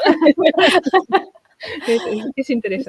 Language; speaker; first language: Spanish; non-native, fluent; English